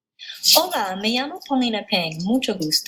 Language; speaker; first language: Spanish; non-native, learner; English